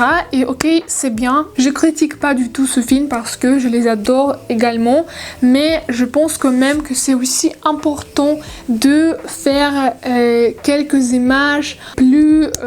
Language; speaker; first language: French; non-native, learner; Russian